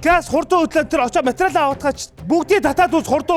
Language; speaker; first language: Mongolian; native; Mongolian